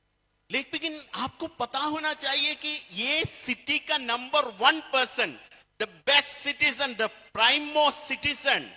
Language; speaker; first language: Hindi; non-native, fluent; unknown